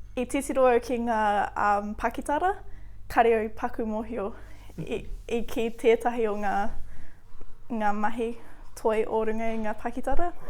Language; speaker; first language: Māori; native; Māori